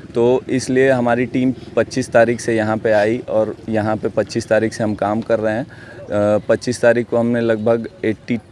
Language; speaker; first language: Hindi; native; Hindi